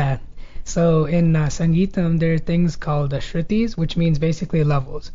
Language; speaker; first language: English; early bilingual, other home language; Telugu